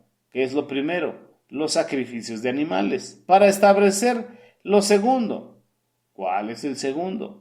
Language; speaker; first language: Spanish; native; Spanish